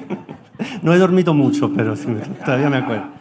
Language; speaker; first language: Spanish; non-native, fluent; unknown